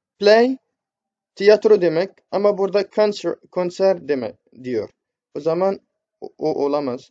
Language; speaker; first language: Turkish; non-native, fluent; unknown